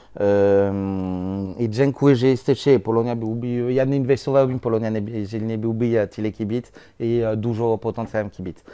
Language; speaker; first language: Polish; non-native, learner; French